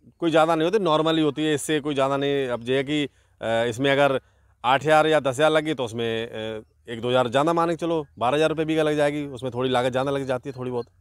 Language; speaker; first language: Hindi; native; Hindi